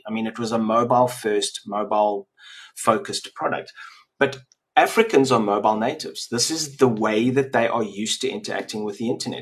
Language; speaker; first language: English; native; English